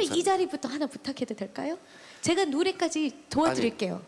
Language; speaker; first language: Korean; early bilingual, heritage; Korean